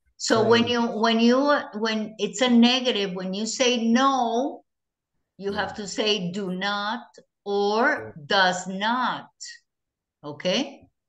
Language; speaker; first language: English; non-native, fluent; Spanish